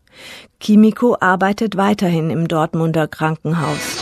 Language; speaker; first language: German; native; German